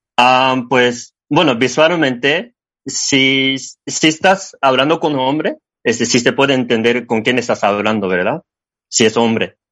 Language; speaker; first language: Spanish; non-native, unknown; Japanese